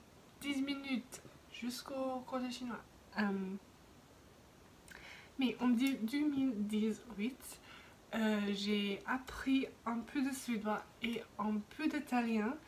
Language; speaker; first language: French; non-native, fluent; English